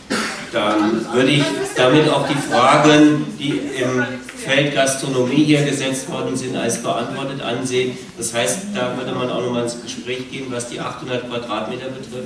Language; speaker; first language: German; native; German